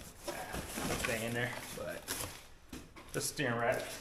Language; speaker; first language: English; native; English